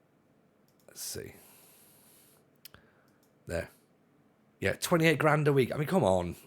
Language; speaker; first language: English; native; English